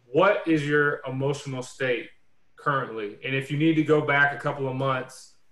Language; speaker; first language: English; native; English